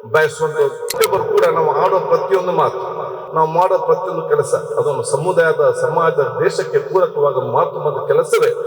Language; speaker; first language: Kannada; non-native, local second language; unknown